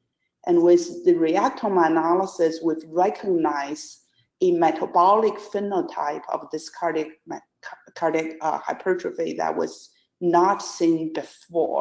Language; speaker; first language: English; non-native, fluent; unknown